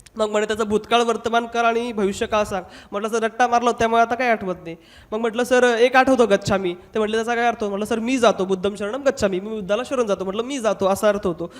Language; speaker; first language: Marathi; non-native, local second language; Hindi